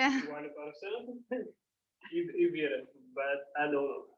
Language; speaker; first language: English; non-native, learner; Portuguese